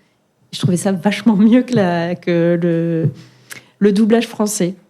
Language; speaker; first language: French; native; French